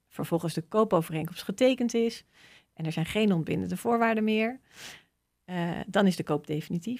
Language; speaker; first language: Dutch; native; Dutch